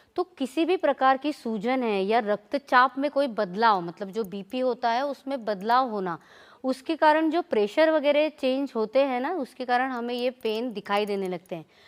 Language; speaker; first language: Hindi; non-native, local second language; Marathi